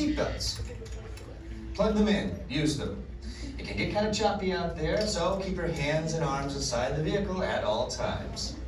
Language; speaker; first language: English; native; English